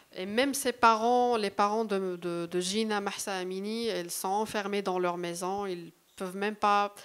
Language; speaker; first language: French; non-native, local second language; Arabic